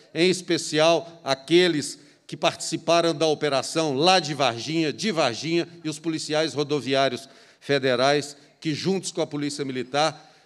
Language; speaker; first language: Portuguese; native; Portuguese